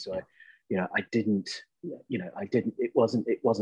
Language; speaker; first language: English; native; English